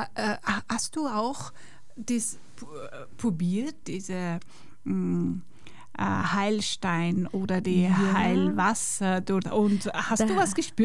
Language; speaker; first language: German; non-native, fluent; Persian